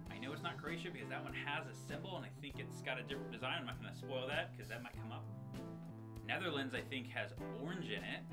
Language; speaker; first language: English; native; English